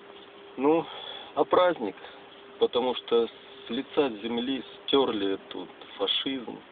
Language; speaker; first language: Russian; native; Russian